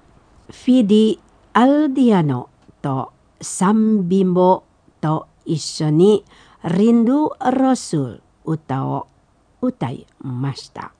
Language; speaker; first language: Japanese; non-native, fluent; Indonesian